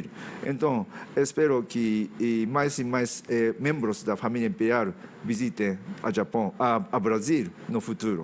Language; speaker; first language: Portuguese; non-native, fluent; Japanese